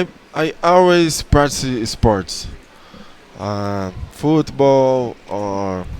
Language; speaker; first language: English; non-native, learner; Portuguese